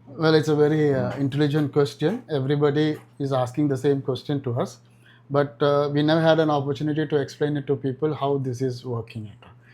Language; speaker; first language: English; non-native, local second language; Malayalam